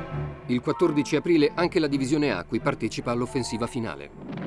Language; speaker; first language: Italian; native; Italian